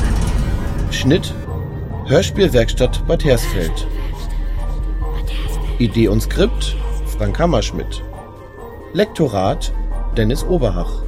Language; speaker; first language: German; native; German